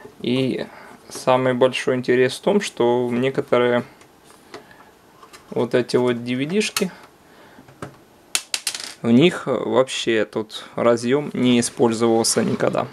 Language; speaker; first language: Russian; non-native, local second language; Ukrainian